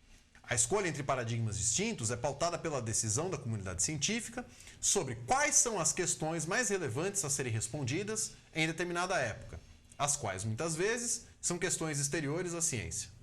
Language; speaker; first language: Portuguese; native; Portuguese